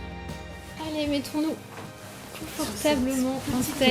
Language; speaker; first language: French; native; French